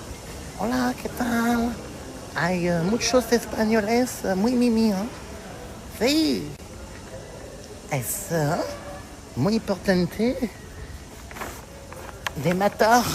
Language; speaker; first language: Spanish; non-native, learner; French